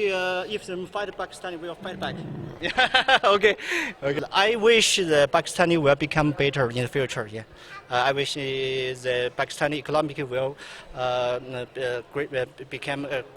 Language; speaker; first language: English; non-native, learner; Chinese